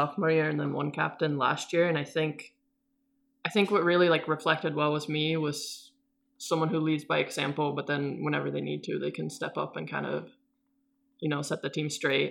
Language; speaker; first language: English; non-native, fluent; Swedish